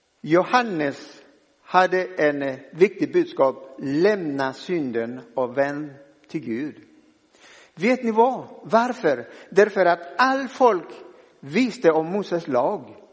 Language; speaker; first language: Swedish; non-native, fluent; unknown